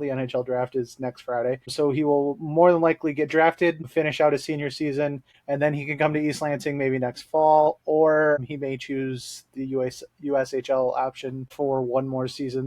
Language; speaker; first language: English; native; English